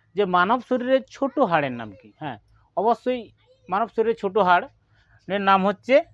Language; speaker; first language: Bangla; non-native, local second language; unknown